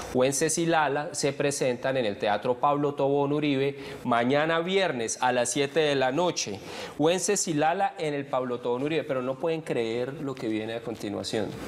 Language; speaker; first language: Spanish; native; Spanish